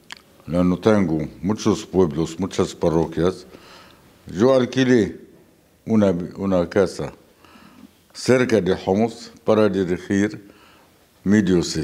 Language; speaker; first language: Spanish; non-native, fluent; Arabic